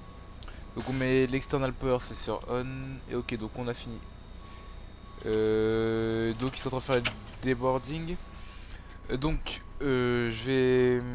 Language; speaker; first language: French; native; French